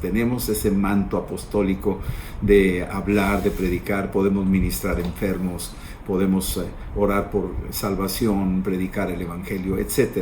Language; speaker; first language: Spanish; native; Spanish